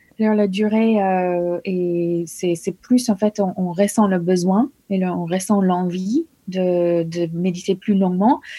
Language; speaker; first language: French; non-native, fluent; English